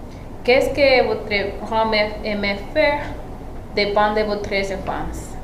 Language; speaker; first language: French; non-native, learner; Spanish